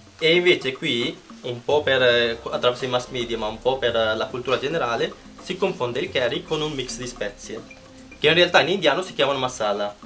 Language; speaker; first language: Italian; non-native, fluent; Punjabi